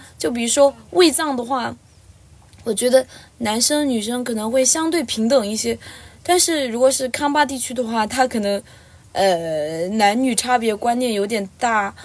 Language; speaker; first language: Chinese; non-native, local second language; Tibetan